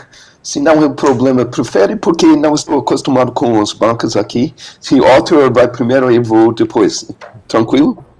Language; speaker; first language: Portuguese; non-native, learner; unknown